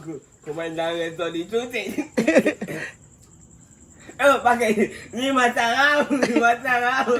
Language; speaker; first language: Filipino; non-native, learner; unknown